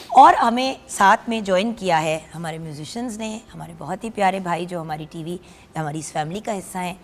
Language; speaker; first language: Urdu; native; Urdu